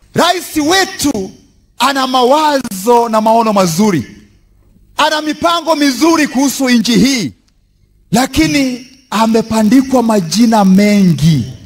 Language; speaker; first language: Swahili; non-native, local second language; Luyia